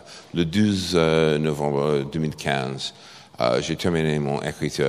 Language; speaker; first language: French; non-native, fluent; English